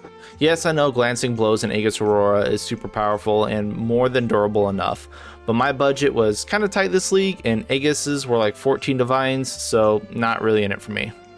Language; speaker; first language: English; native; English